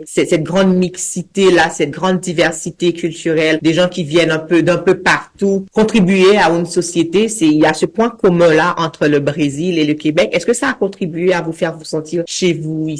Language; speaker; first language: French; native; French